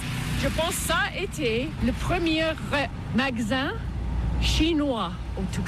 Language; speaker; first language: French; non-native, learner; English